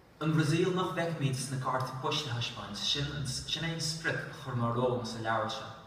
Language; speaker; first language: Irish; non-native, fluent; Dutch